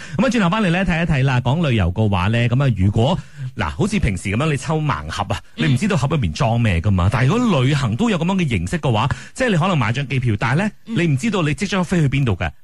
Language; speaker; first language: Cantonese; native; Cantonese